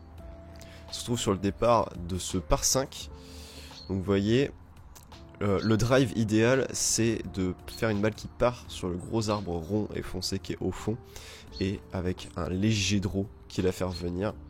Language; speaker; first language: French; native; French